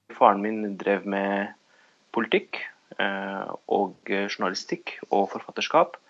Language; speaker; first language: Norwegian; early bilingual, other home language; Arabic